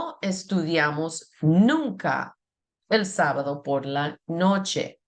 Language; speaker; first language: Spanish; non-native, fluent; English